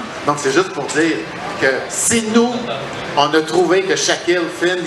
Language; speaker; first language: French; native; French